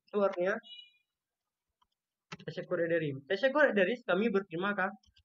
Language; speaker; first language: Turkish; non-native, fluent; Indonesian